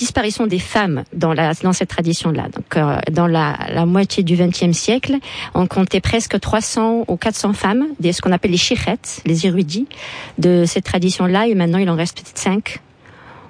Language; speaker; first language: French; non-native, local second language; Arabic